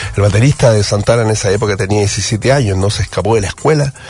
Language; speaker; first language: Spanish; native; Spanish